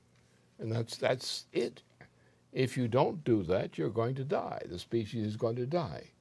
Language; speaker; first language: English; native; English